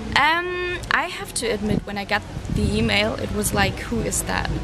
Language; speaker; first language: English; non-native, fluent; German